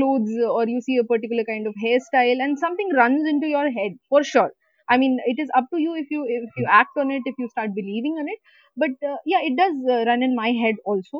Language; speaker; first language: English; non-native, local second language; Hindi